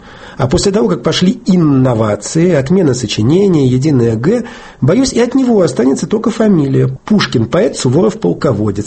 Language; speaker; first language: Russian; native; Russian